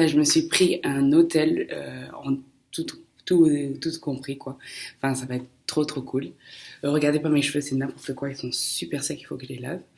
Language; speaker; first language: French; native; French